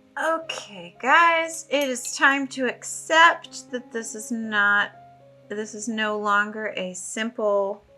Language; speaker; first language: English; native; English